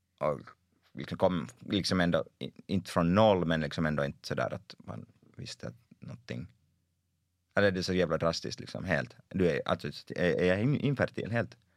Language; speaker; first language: Swedish; native; Swedish